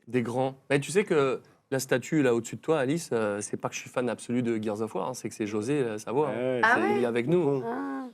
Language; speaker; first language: French; native; French